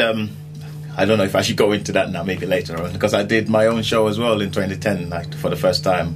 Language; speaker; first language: English; non-native, local second language; Yoruba